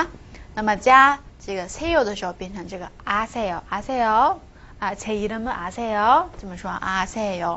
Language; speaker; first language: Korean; non-native, fluent; Chinese